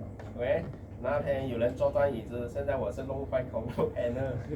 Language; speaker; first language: Chinese; native; Chinese